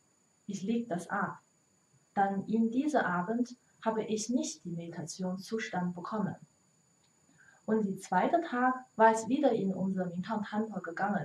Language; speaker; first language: German; non-native, learner; Chinese